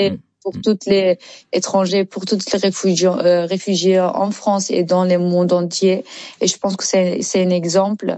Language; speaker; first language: French; non-native, learner; Persian